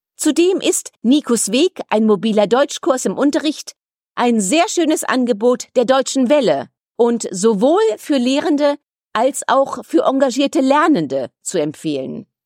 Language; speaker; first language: German; native; German